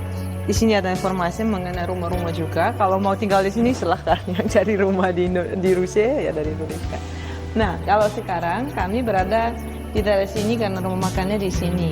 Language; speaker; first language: Indonesian; non-native, fluent; Russian